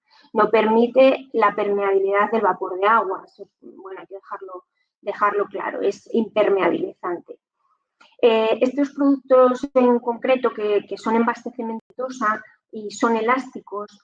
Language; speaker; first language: Spanish; native; Spanish